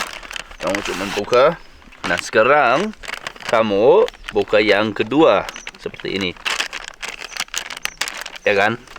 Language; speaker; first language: Indonesian; non-native, learner; English